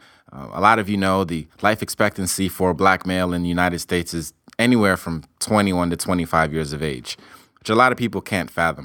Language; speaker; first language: English; native; English